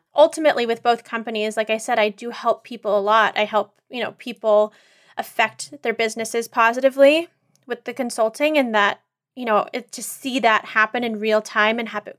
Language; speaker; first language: English; native; English